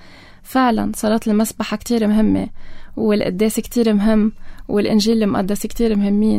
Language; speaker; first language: Arabic; native; Arabic